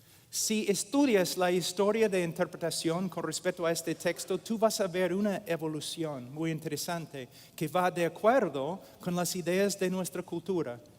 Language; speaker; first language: Spanish; non-native, fluent; English